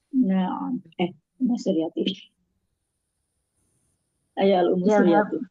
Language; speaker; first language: Arabic; non-native, learner; Indonesian